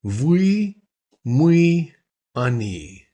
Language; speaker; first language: Russian; non-native, fluent; English